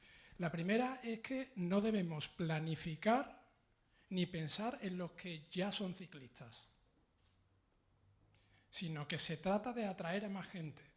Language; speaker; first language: Spanish; native; Spanish